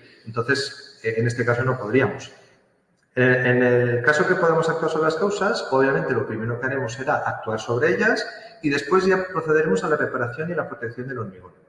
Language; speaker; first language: Spanish; native; Spanish